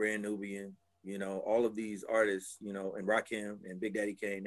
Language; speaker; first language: English; native; English